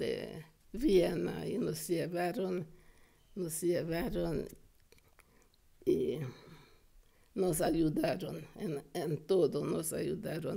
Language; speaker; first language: Spanish; non-native, fluent; Hungarian